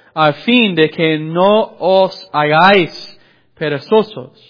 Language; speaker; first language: Spanish; non-native, fluent; English